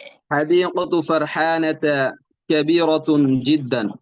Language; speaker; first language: Arabic; non-native, learner; Bangla